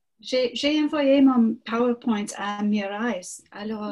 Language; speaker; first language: French; non-native, learner; English